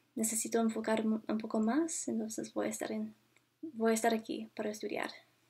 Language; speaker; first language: Spanish; non-native, learner; English